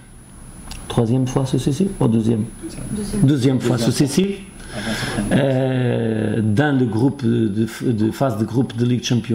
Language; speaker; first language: French; non-native, fluent; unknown